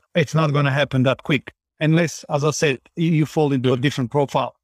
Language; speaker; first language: English; non-native, fluent; Bulgarian